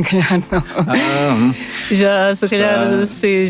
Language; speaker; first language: Portuguese; non-native, fluent; Latvian